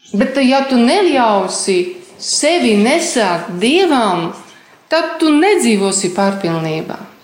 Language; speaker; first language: Latvian; non-native, fluent; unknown